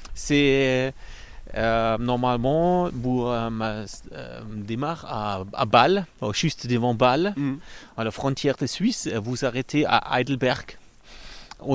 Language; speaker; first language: French; non-native, fluent; German